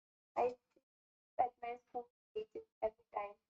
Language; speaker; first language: English; non-native, learner; Hindi